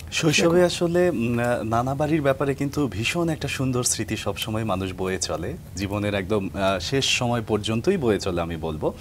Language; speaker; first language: Bangla; native; Bangla